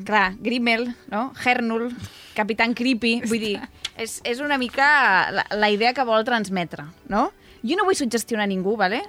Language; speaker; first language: Catalan; non-native, local second language; Spanish